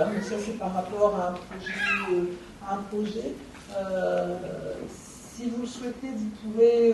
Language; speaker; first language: French; native; French